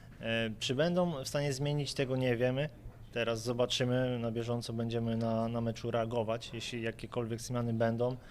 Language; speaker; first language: Polish; native; Polish